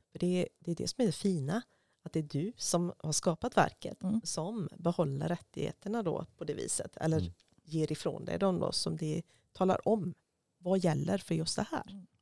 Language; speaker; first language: Swedish; native; Swedish